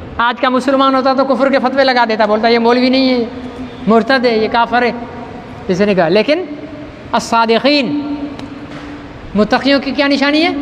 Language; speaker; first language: Urdu; non-native, local second language; Sindhi